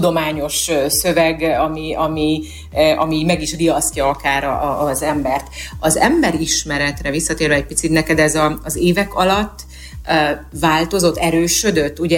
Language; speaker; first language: Hungarian; native; Hungarian